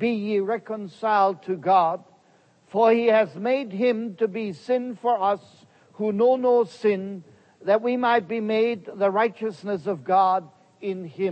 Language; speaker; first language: English; non-native, fluent; German